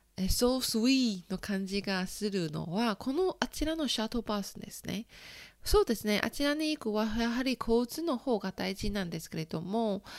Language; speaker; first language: Japanese; non-native, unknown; Chinese